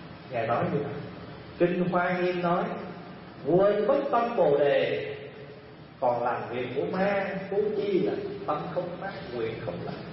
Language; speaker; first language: Vietnamese; early bilingual, heritage; Vietnamese